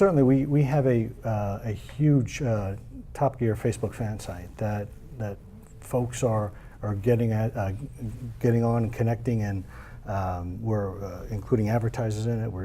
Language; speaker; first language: English; native; English